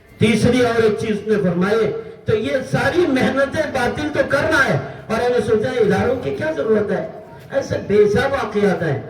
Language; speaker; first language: Urdu; native; Urdu